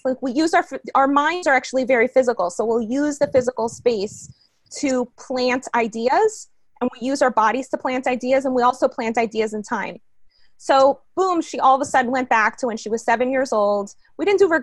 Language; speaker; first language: English; early bilingual, other home language; Spanish